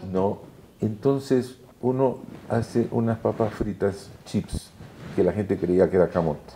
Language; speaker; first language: Spanish; native; Spanish